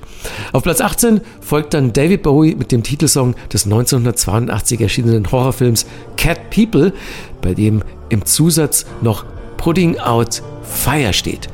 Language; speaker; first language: German; native; German